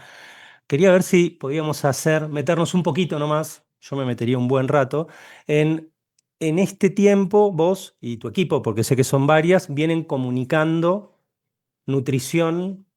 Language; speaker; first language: Spanish; native; Spanish